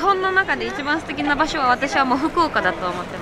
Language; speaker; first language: Japanese; early bilingual, other home language; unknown